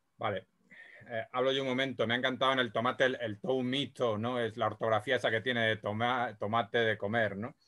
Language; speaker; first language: Spanish; native; Spanish